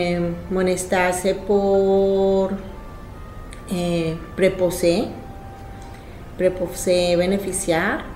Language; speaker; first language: French; non-native, learner; Spanish